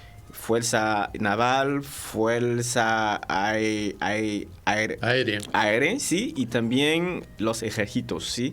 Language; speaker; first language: Spanish; non-native, fluent; Haitian Creole